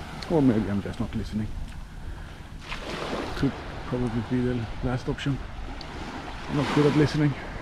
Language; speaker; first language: English; non-native, fluent; Swedish